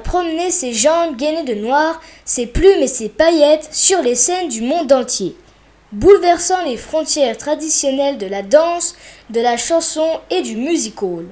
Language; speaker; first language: French; native; French